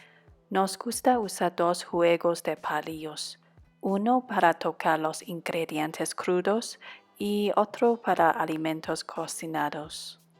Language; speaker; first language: Spanish; non-native, fluent; Cantonese